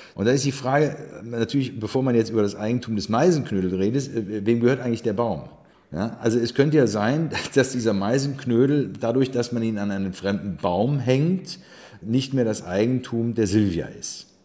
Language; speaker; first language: German; native; German